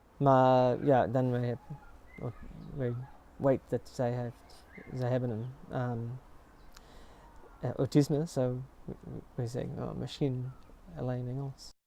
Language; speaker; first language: Dutch; early bilingual, heritage; English